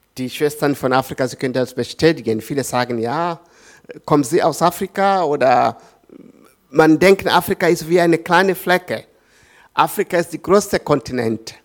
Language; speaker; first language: German; non-native, learner; Swahili